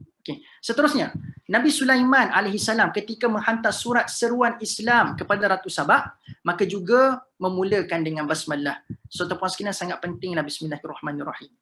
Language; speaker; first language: Malay; native; Malay